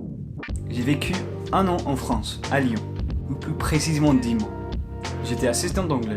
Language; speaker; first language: French; non-native, fluent; English